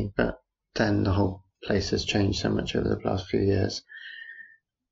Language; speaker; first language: English; native; English